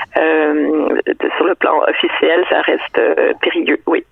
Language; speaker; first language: French; native; French